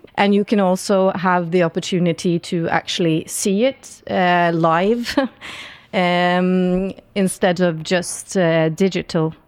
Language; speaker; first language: English; non-native, fluent; Norwegian